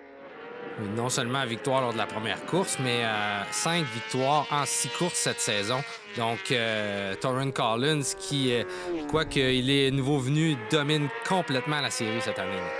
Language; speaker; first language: French; native; French